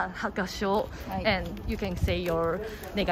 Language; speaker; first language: English; non-native, fluent; Chinese